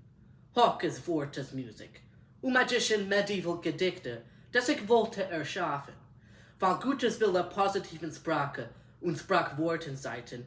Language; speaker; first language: German; non-native, learner; English